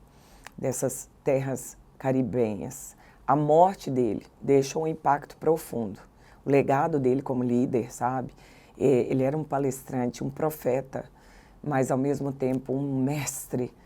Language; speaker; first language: Portuguese; native; Portuguese